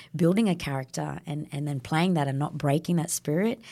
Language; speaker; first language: English; native; English